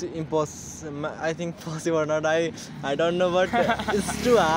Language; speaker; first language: English; non-native, learner; Nepali